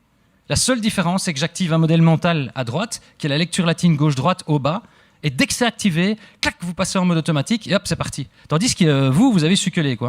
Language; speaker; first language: French; native; French